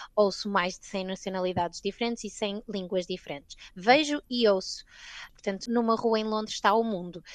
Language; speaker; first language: Portuguese; native; Portuguese